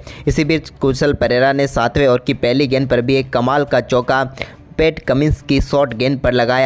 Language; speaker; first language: Hindi; native; Hindi